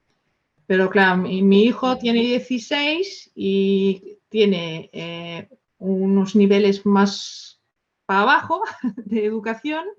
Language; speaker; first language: Spanish; non-native, fluent; Dutch